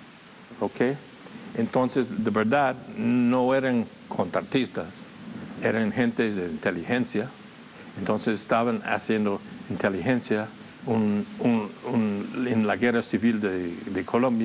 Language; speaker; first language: Spanish; non-native, fluent; English